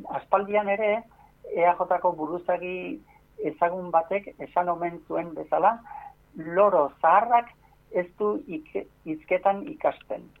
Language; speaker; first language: Basque; native; Basque